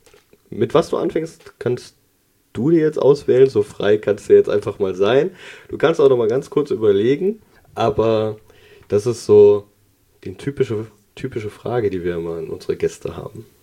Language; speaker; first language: German; native; German